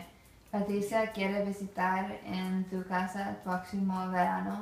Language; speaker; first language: Spanish; non-native, learner; English